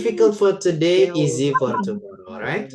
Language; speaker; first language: English; non-native, local second language; Indonesian